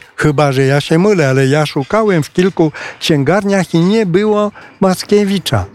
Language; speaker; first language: Polish; non-native, fluent; Romanian